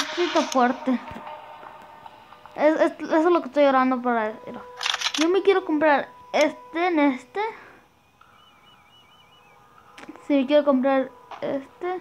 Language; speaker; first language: Spanish; early bilingual, heritage; Spanish